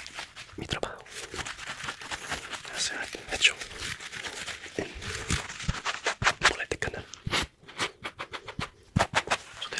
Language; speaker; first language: Spanish; non-native, fluent; English